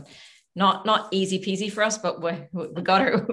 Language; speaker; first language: English; native; English